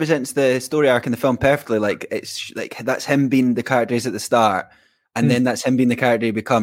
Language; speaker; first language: English; native; English